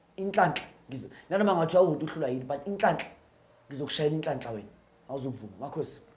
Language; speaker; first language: Zulu; non-native, local second language; Northern Sotho